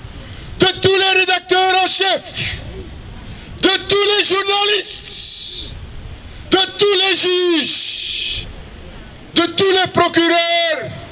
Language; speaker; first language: French; non-native, local second language; Dutch